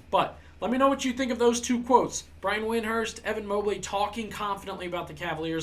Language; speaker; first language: English; native; English